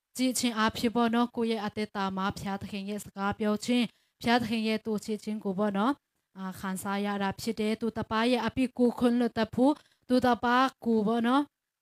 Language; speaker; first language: Burmese; non-native, local second language; Tedim Chin